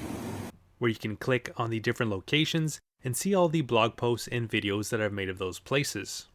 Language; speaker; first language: English; native; English